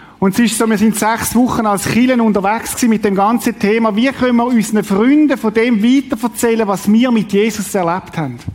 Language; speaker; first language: German; native; German